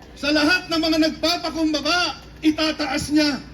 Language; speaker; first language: Filipino; non-native, local second language; Pampanga